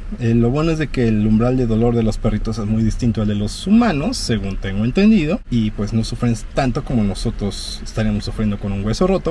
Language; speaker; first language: Spanish; native; Spanish